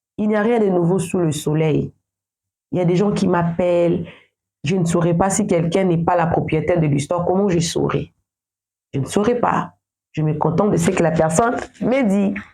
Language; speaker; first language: French; non-native, local second language; Lingala